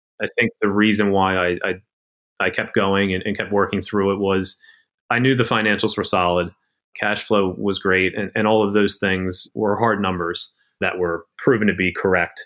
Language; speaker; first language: English; native; English